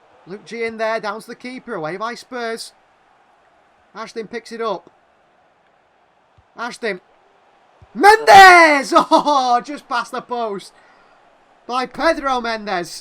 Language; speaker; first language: English; native; English